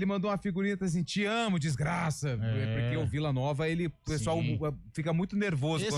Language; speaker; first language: Portuguese; native; Portuguese